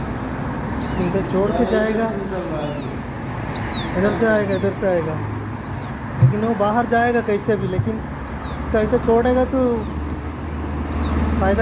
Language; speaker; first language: Hindi; non-native, local second language; Malayalam